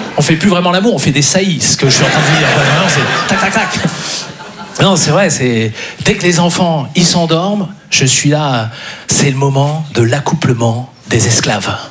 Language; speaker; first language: French; native; French